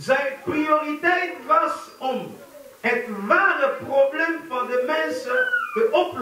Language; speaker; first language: Dutch; non-native, fluent; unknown